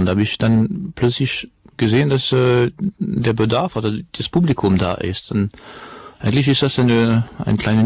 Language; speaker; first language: German; non-native, fluent; French